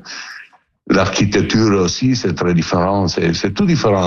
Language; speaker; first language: French; non-native, learner; Italian